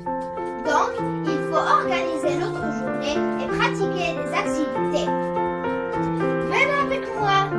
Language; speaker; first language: French; non-native, learner; Arabic